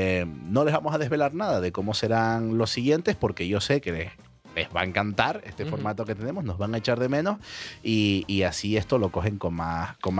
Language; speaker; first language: Spanish; native; Spanish